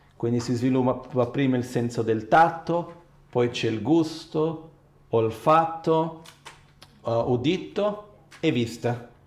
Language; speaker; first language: Italian; non-native, fluent; Portuguese